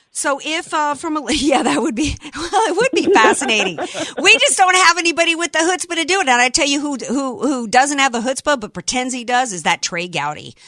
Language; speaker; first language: English; native; English